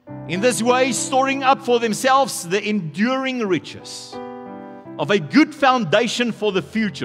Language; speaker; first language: English; non-native, local second language; Afrikaans